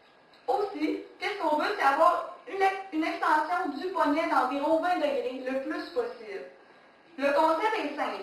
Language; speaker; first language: French; native; French